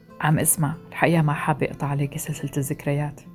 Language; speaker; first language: Arabic; native; Arabic